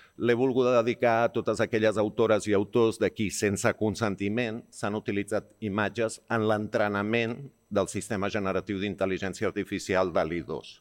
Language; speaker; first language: Catalan; early bilingual, heritage; Catalan